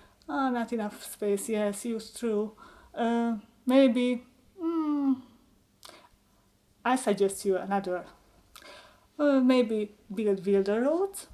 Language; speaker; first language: English; non-native, learner; Hungarian